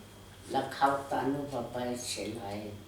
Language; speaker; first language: Hebrew; non-native, learner; Arabic